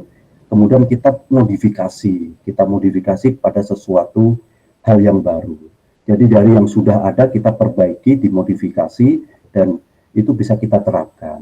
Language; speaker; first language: Indonesian; native; Indonesian